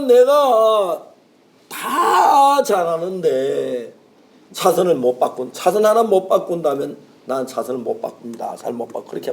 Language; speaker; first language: Korean; native; Korean